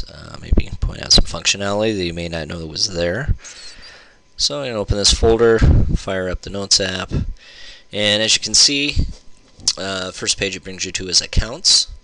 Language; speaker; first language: English; native; English